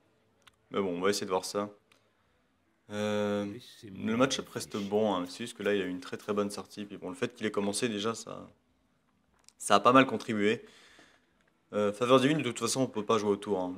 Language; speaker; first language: French; native; French